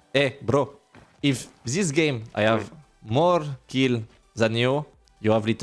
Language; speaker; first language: English; non-native, learner; French